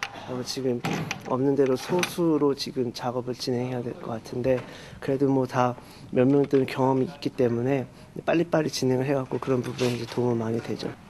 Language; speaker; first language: Korean; native; Korean